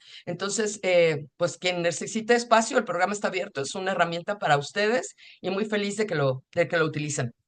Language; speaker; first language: Spanish; native; Spanish